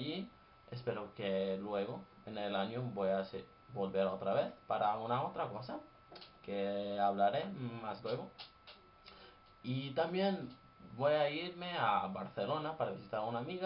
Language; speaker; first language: Spanish; non-native, fluent; English